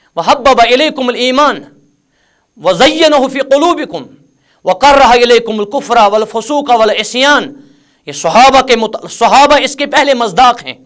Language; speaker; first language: Urdu; non-native, local second language; Kashmiri